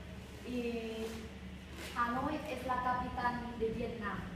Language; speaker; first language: Spanish; non-native, learner; Vietnamese